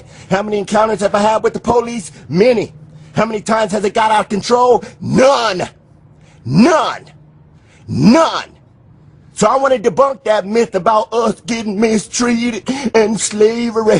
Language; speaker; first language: English; native; English